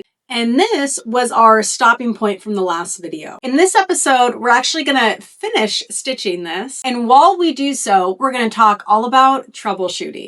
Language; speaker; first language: English; native; English